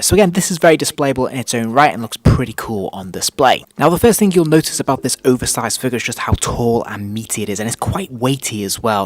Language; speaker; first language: English; native; English